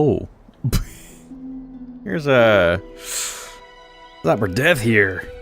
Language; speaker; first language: English; native; English